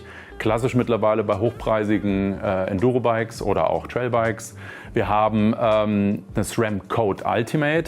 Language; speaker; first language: German; native; German